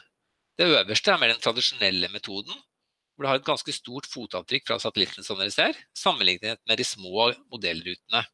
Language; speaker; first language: Norwegian; native; Norwegian